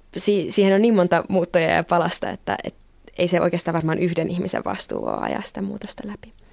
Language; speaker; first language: Finnish; native; Finnish